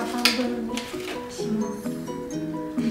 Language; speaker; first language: Japanese; non-native, learner; Russian